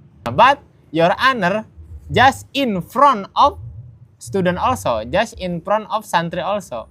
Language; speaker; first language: English; non-native, learner; Indonesian